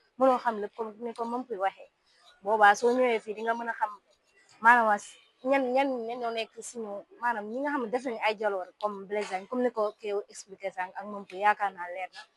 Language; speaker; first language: Wolof; non-native, local second language; Serer